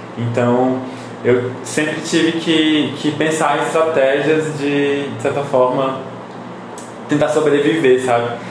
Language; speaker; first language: Portuguese; native; Portuguese